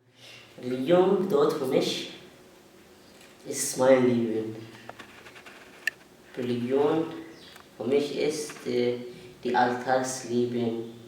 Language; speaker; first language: German; non-native, learner; Arabic